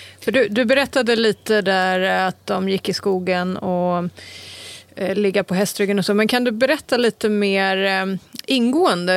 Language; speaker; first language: Swedish; native; Swedish